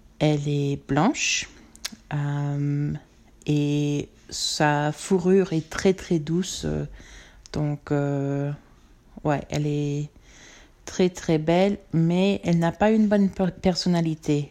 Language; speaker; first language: French; non-native, learner; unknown